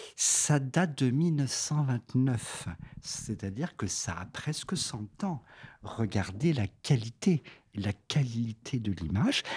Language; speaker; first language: French; native; French